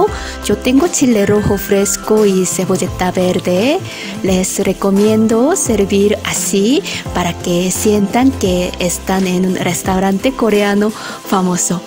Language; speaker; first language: Spanish; non-native, learner; Korean